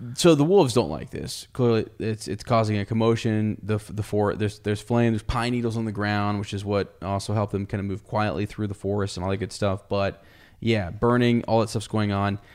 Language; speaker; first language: English; native; English